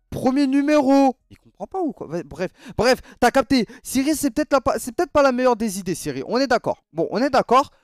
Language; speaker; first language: French; native; French